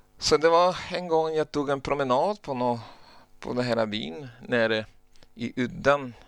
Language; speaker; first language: Swedish; non-native, fluent; Spanish